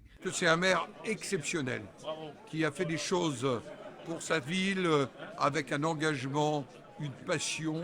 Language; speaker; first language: French; native; French